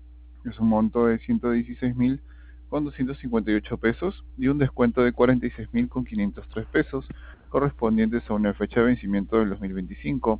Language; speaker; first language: Spanish; native; Spanish